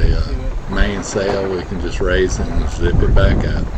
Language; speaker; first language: English; native; English